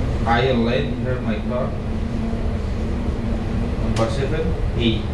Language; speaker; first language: English; non-native, learner; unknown